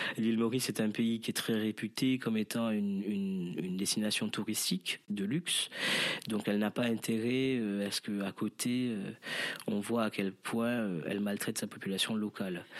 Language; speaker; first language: French; non-native, local second language; Morisyen